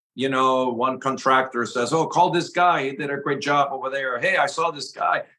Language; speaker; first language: English; early bilingual, other home language; Spanish